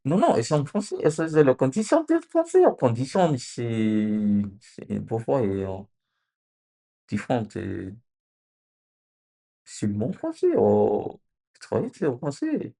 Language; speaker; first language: French; non-native, learner; English